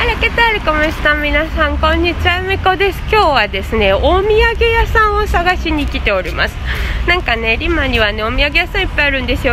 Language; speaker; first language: Japanese; native; Japanese